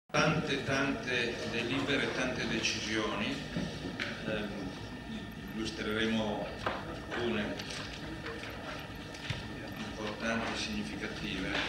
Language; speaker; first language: Italian; native; Italian